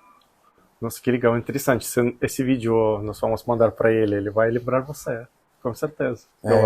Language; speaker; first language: Portuguese; non-native, fluent; Russian